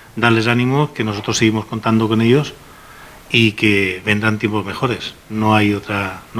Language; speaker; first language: Spanish; non-native, local second language; Catalan